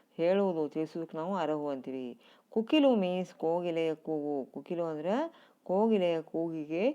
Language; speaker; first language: Kannada; native; Kannada